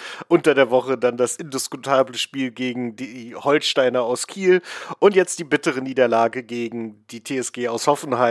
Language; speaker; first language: German; native; German